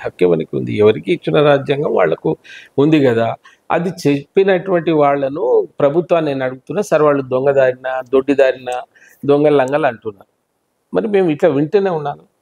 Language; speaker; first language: Telugu; non-native, local second language; Lambadi